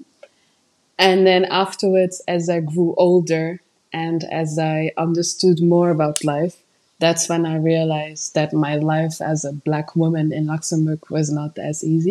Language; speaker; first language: English; non-native, fluent; Upper Guinea Crioulo